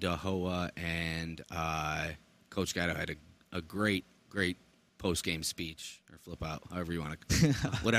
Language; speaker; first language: English; native; English